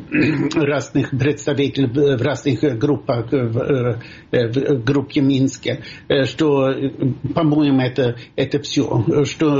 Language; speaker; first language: Russian; non-native, fluent; Swedish